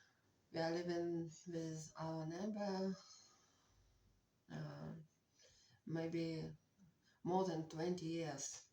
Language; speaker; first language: English; non-native, learner; Russian